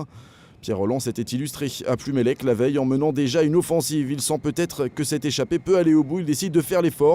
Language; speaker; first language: French; native; French